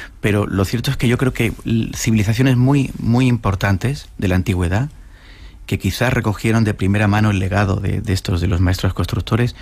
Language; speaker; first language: Spanish; native; Spanish